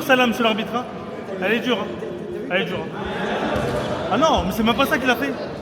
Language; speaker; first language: French; native; French